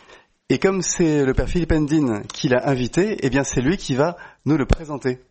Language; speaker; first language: French; native; French